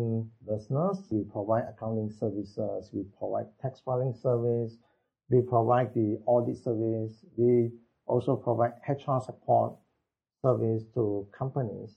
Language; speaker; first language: English; non-native, local second language; Cantonese